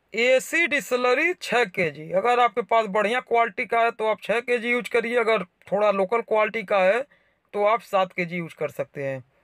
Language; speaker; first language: Hindi; native; Hindi